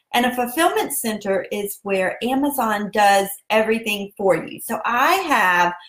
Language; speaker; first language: English; native; English